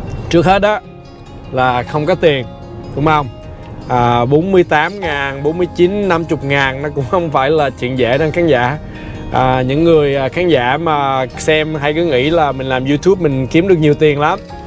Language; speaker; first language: Vietnamese; early bilingual, heritage; Vietnamese